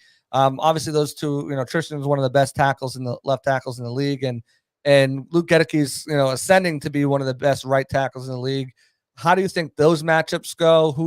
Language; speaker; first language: English; native; English